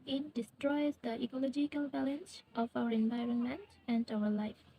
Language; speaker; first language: English; non-native, local second language; Bangla